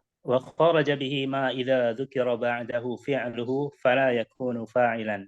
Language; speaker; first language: Arabic; non-native, learner; Indonesian